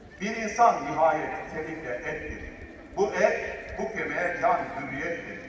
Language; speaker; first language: Turkish; native; Turkish